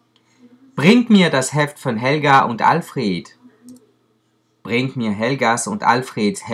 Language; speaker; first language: German; non-native, fluent; French